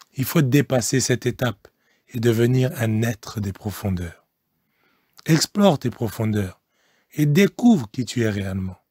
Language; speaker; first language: French; non-native, local second language; Lingala